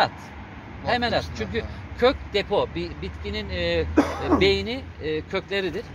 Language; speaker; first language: Turkish; native; Turkish